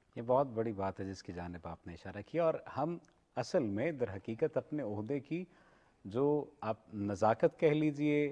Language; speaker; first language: Urdu; native; Urdu